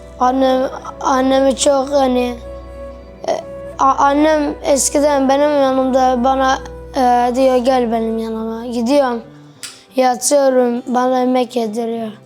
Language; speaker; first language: Turkish; early bilingual, other home language; Arabic